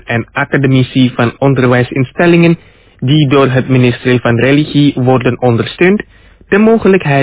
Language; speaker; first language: Dutch; non-native, fluent; Indonesian